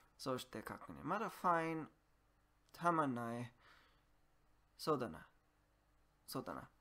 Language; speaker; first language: Japanese; non-native, learner; English